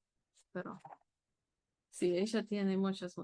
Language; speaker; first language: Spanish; non-native, learner; English